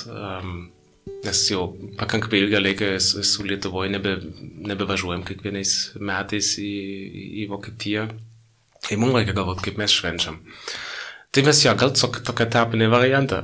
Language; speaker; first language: Lithuanian; non-native, fluent; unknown